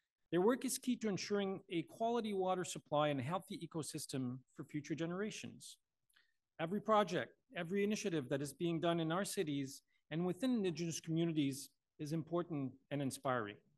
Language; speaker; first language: English; non-native, local second language; French